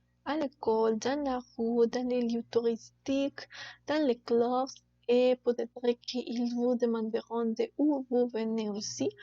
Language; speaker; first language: French; non-native, learner; Spanish